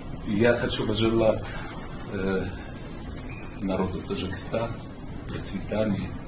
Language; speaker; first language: Russian; non-native, fluent; Arabic